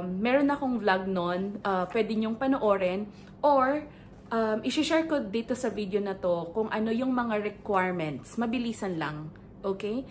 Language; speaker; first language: Filipino; native; Filipino